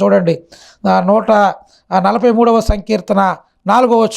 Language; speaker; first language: Telugu; native; Telugu